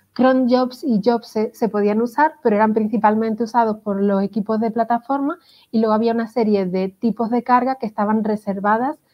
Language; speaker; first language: Spanish; native; Spanish